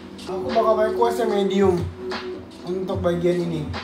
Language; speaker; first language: Indonesian; early bilingual, heritage; Indonesian